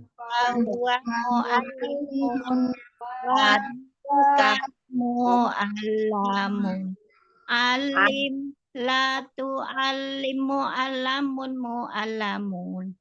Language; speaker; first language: Arabic; non-native, learner; Indonesian